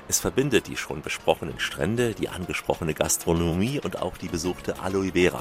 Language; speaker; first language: German; native; German